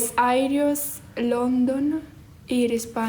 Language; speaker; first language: Lithuanian; early bilingual, heritage; Spanish